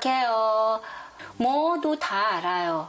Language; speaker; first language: Korean; non-native, learner; Thai